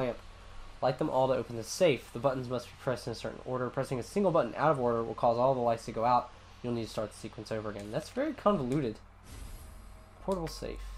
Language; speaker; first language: English; native; English